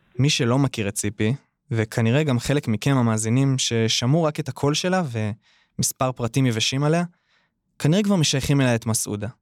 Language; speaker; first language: Hebrew; native; Hebrew